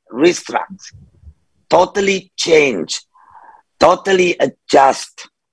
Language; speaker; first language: English; non-native, fluent; Indonesian